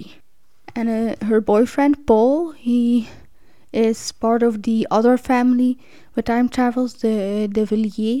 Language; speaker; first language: English; non-native, fluent; Dutch